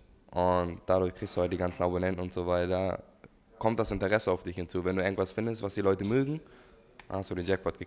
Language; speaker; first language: German; native; German